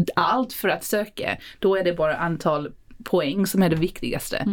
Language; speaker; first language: Swedish; non-native, fluent; Afrikaans